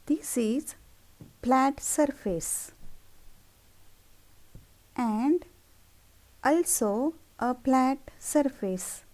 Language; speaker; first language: English; non-native, local second language; Marathi